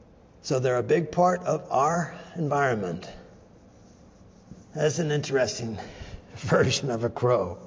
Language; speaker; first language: English; native; English